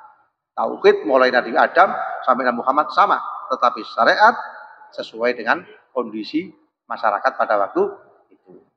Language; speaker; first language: Indonesian; non-native, local second language; Javanese